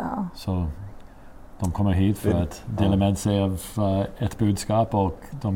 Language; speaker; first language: Swedish; non-native, fluent; English